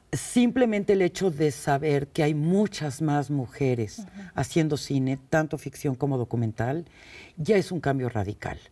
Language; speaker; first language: Spanish; native; Spanish